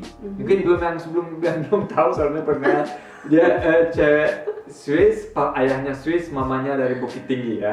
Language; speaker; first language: Indonesian; early bilingual, heritage; Indonesian